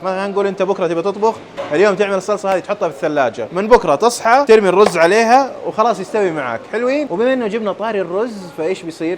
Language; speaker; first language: Arabic; native; Arabic